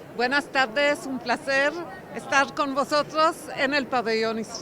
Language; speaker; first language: Spanish; non-native, fluent; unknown